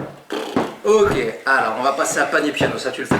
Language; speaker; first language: French; native; French